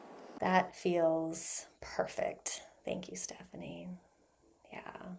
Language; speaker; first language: English; native; English